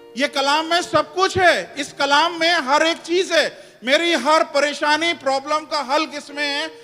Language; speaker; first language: Urdu; non-native, local second language; Punjabi